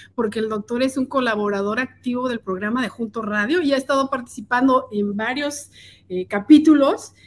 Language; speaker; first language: Spanish; native; Spanish